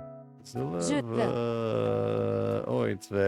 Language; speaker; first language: Dutch; non-native, learner; English